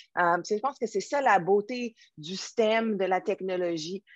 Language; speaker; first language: French; native; French